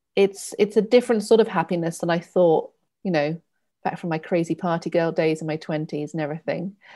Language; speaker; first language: English; native; English